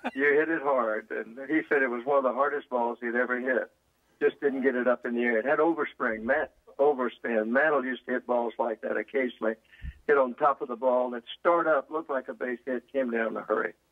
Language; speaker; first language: English; native; English